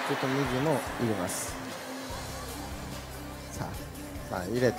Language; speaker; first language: Japanese; non-native, fluent; Korean